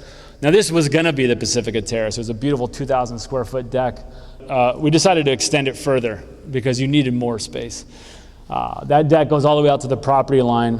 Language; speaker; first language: English; native; English